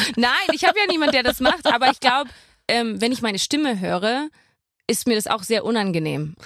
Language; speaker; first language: German; non-native, fluent; English